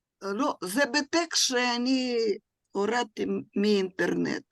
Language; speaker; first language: Hebrew; non-native, fluent; Russian